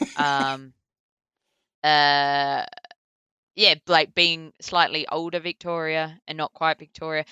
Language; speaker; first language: English; native; English